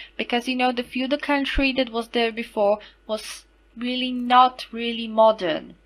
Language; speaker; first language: English; non-native, fluent; Slovak